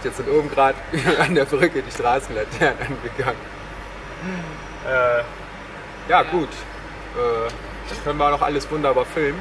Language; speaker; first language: German; native; German